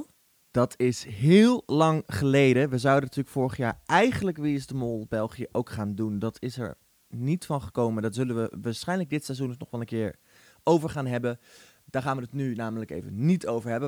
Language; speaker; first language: Dutch; native; Dutch